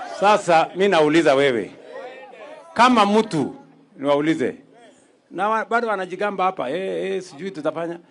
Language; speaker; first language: Swahili; non-native, local second language; Kalenjin